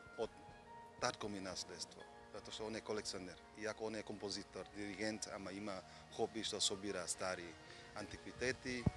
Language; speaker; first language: Macedonian; non-native, fluent; Vietnamese